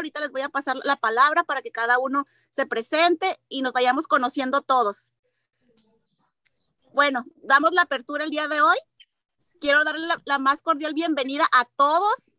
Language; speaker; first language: Spanish; native; Spanish